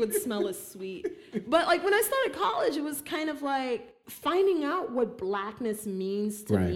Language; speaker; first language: English; early bilingual, other home language; Haitian Creole